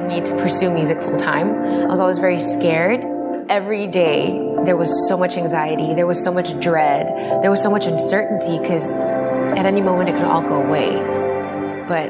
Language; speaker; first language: English; native; English